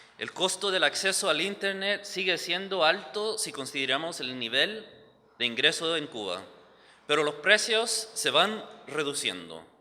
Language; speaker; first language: Spanish; early bilingual, heritage; English